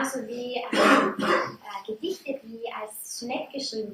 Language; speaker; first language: German; native; German